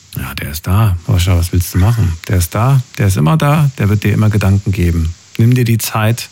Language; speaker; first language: German; native; German